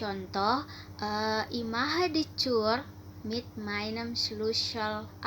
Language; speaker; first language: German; non-native, learner; Indonesian